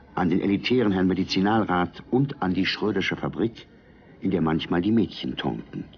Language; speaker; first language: German; native; German